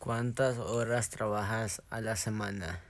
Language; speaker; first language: Spanish; early bilingual, heritage; Spanish